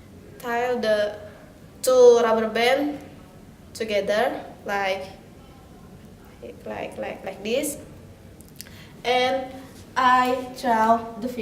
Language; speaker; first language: English; non-native, learner; Indonesian